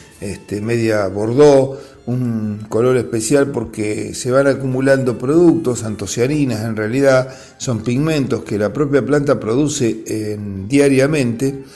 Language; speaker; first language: Spanish; native; Spanish